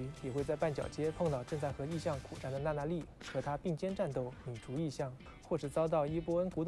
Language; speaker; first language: Chinese; native; Chinese